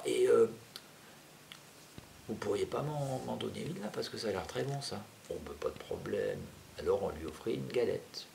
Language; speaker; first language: French; native; French